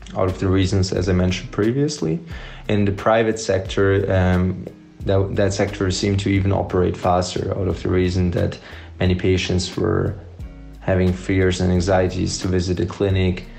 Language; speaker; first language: English; non-native, fluent; German